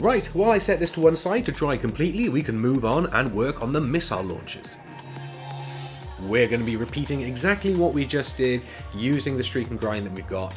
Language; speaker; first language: English; native; English